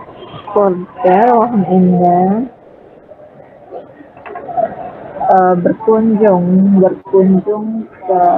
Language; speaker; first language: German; non-native, learner; Indonesian